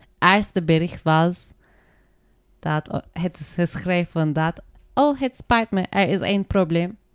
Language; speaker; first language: Dutch; non-native, learner; Turkish